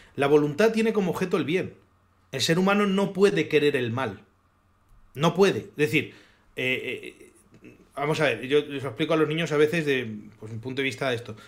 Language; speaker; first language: Spanish; native; Spanish